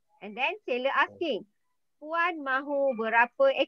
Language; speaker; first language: Malay; native; Malay